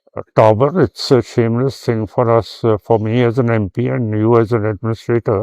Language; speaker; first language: English; non-native, local second language; Punjabi